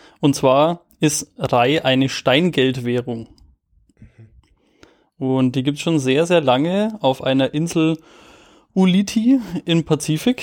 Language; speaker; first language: German; native; German